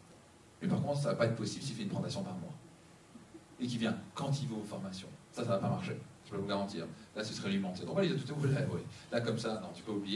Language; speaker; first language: French; native; French